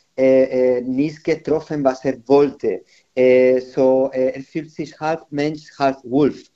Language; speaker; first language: German; non-native, learner; Spanish